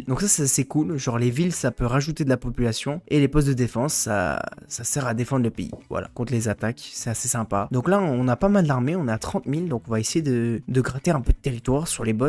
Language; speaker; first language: French; native; French